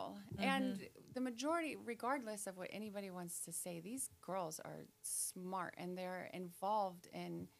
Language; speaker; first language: English; native; English